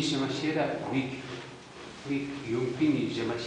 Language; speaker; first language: Chinese; non-native, learner; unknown